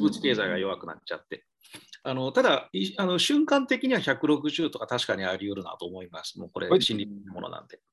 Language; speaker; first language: Japanese; native; Japanese